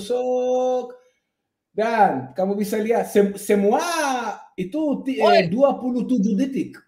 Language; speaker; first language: Indonesian; non-native, fluent; Hebrew